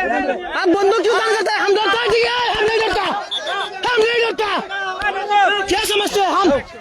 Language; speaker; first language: Hindi; non-native, learner; Bangla